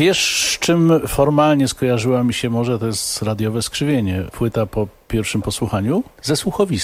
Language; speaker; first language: Polish; native; Polish